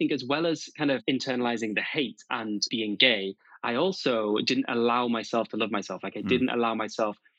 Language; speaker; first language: English; native; English